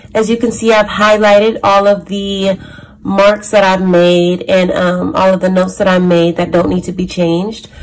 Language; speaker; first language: English; native; English